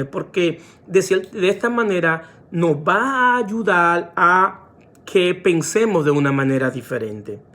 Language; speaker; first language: Spanish; native; Spanish